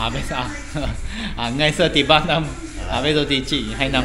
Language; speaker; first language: Vietnamese; non-native, fluent; Japanese